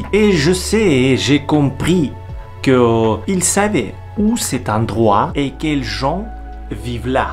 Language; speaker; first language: French; non-native, learner; Russian